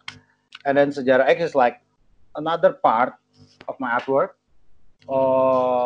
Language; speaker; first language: English; non-native, learner; Indonesian